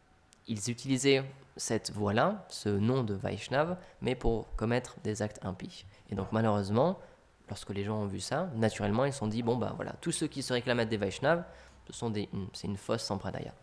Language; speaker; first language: French; native; French